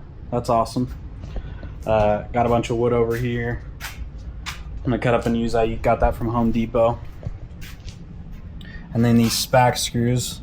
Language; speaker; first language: English; native; English